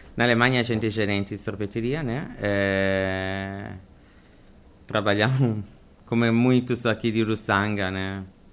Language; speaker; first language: Portuguese; non-native, fluent; Italian